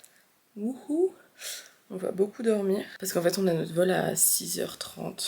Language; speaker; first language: French; native; French